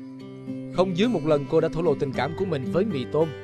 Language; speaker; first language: Vietnamese; native; Vietnamese